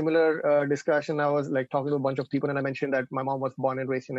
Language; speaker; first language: English; non-native, local second language; Marathi